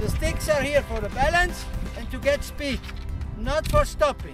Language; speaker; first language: English; non-native, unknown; German